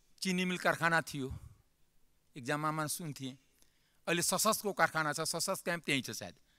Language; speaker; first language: Nepali; non-native, local second language; Maithili